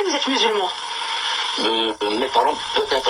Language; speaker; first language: French; non-native, local second language; Kabyle